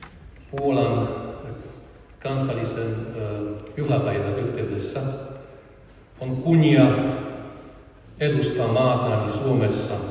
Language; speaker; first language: Finnish; non-native, fluent; Polish